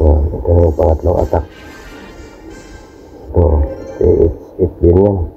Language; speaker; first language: Filipino; native; Filipino